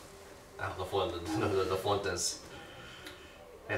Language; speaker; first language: Swedish; native; Swedish